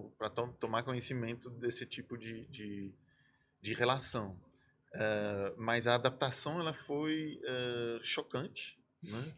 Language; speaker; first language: Portuguese; non-native, fluent; French